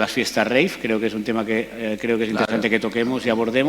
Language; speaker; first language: Spanish; native; Spanish